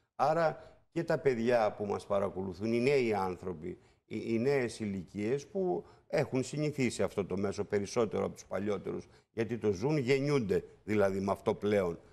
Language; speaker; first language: Greek; native; Greek